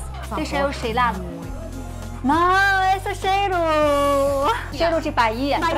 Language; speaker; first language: Portuguese; non-native, fluent; Chinese